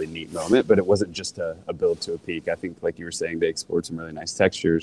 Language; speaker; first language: English; native; English